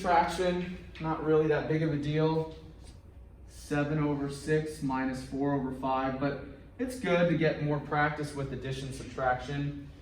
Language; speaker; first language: English; native; English